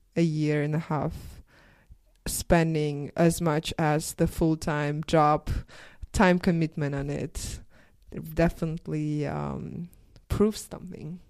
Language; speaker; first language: English; non-native, fluent; Russian